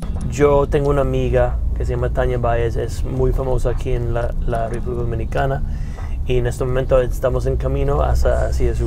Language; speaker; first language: Spanish; non-native, fluent; English